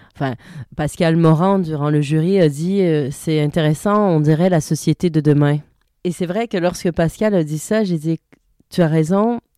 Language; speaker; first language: French; native; French